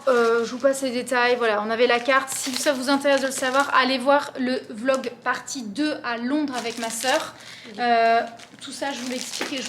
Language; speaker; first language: French; native; French